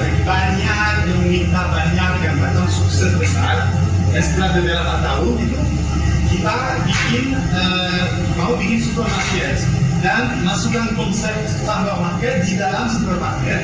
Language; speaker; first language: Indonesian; non-native, learner; French